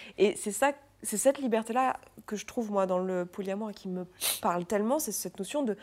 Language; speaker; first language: French; native; French